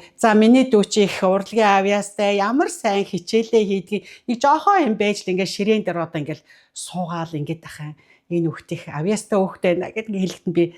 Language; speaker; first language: Mongolian; native; Mongolian